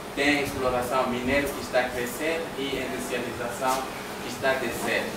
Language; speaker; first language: Portuguese; non-native, learner; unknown